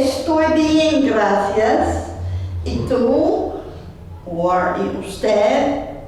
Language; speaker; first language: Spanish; non-native, learner; English